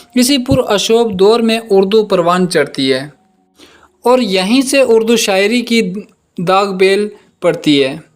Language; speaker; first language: Urdu; native; Urdu